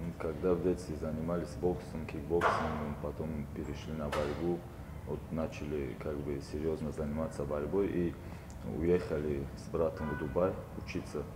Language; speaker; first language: Russian; non-native, local second language; Tajik